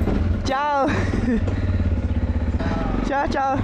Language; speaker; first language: Portuguese; non-native, learner; Dutch